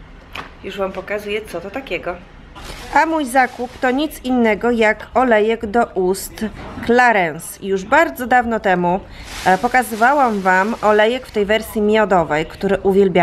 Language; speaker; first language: Polish; native; Polish